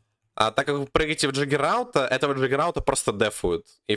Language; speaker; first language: Russian; native; Russian